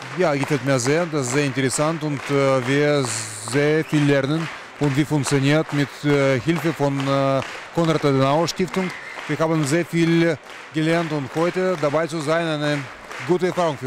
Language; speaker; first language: German; non-native, learner; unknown